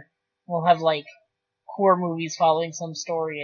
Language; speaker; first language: English; native; English